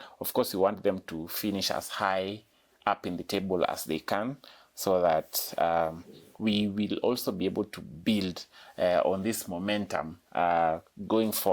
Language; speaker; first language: English; non-native, local second language; Swahili